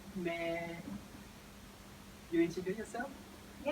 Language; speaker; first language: English; non-native, learner; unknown